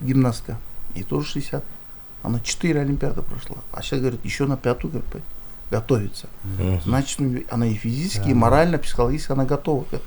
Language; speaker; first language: Russian; non-native, local second language; Kyrgyz